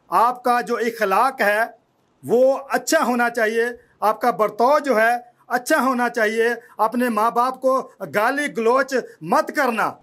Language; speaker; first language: Urdu; non-native, local second language; Punjabi